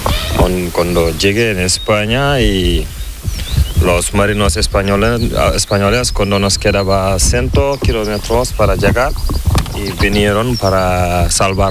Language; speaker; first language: Spanish; non-native, learner; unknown